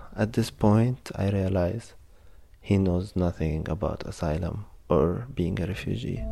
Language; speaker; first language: English; non-native, fluent; Arabic